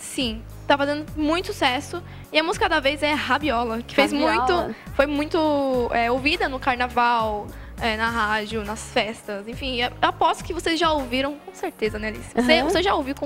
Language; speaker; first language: Portuguese; native; Portuguese